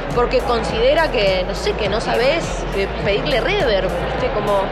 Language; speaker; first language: Spanish; native; Spanish